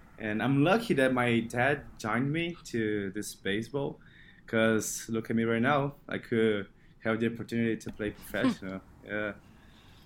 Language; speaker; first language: English; non-native, fluent; Portuguese